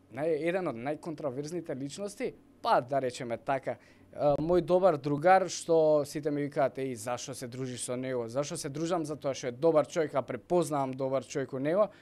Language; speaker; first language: Macedonian; native; Macedonian